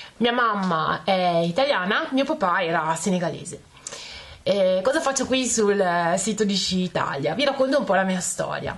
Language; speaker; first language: Italian; native; Italian